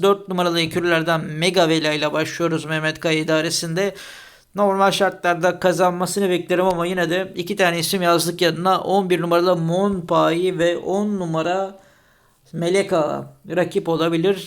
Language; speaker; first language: Turkish; native; Turkish